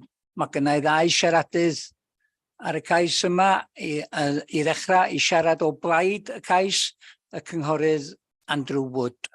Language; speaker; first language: Welsh; native; Welsh